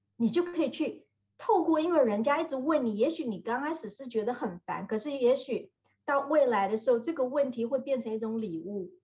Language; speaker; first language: Chinese; native; Chinese